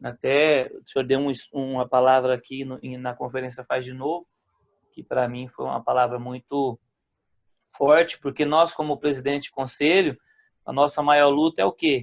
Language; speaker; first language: Portuguese; native; Portuguese